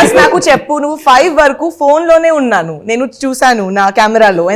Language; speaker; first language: Telugu; non-native, learner; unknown